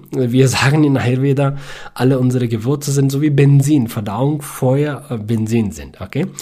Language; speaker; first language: German; non-native, learner; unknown